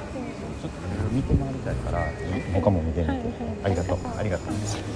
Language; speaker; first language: Japanese; native; Japanese